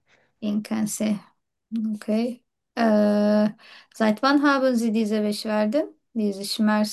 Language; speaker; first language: German; non-native, learner; Turkish